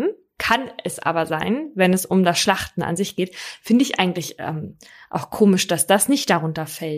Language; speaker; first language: German; native; German